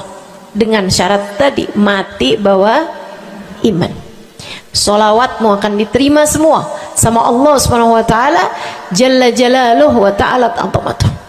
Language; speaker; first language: Indonesian; native; Indonesian